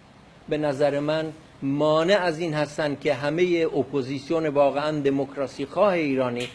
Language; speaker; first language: Persian; non-native, local second language; Kurdish